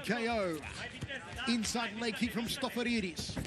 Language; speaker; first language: English; native; English